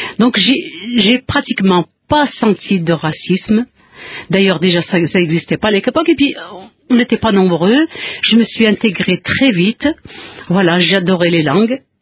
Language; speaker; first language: French; non-native, local second language; Kabyle